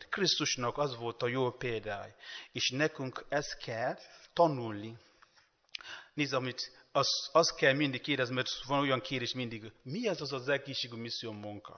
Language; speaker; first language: Hungarian; non-native, learner; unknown